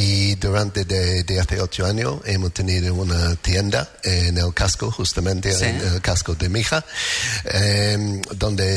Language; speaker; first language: Spanish; non-native, fluent; English